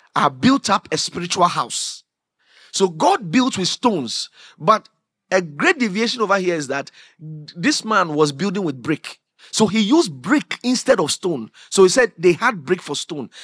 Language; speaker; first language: English; non-native, local second language; Akan